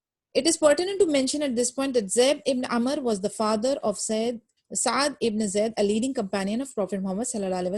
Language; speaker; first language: English; non-native, local second language; Urdu